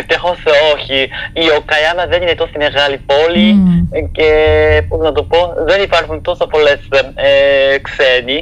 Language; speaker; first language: Greek; non-native, fluent; Japanese